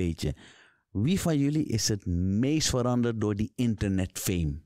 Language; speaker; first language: Dutch; native; Dutch